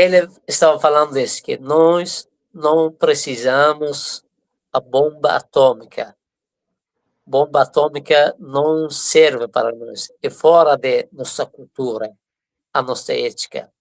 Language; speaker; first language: Portuguese; non-native, fluent; Persian